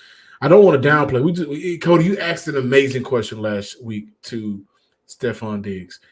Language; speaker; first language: English; native; English